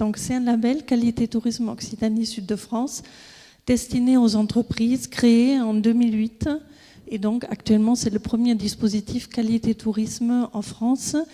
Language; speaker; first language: French; non-native, fluent; German